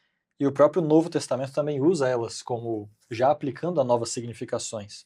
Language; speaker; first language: Portuguese; native; Portuguese